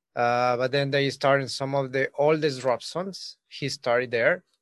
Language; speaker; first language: English; non-native, learner; Spanish